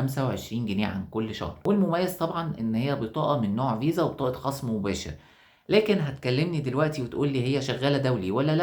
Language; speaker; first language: Arabic; native; Arabic